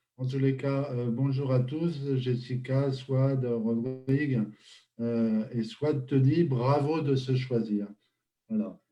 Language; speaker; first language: French; native; French